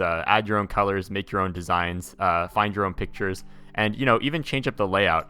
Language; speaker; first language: English; native; English